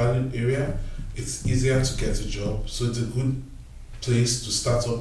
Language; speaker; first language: English; non-native, local second language; Yoruba